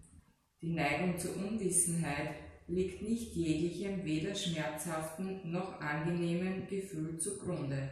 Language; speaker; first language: German; native; German